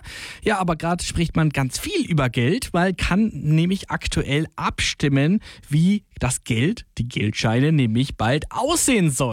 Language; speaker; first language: German; native; German